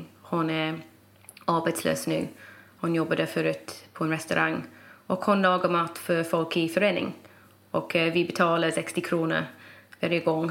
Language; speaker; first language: Swedish; non-native, fluent; English